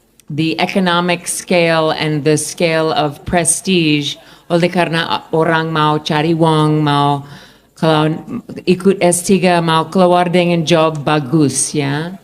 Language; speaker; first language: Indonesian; non-native, fluent; English